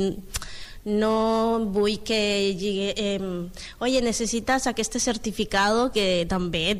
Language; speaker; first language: Catalan; non-native, learner; Spanish